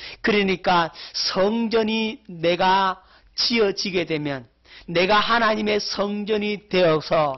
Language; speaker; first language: Korean; native; Korean